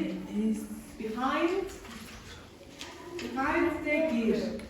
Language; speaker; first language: English; non-native, fluent; Mongolian